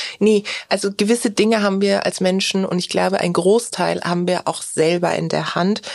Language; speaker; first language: German; early bilingual, other home language; Turkish